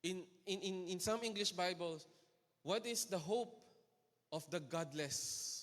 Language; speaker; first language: English; non-native, local second language; Filipino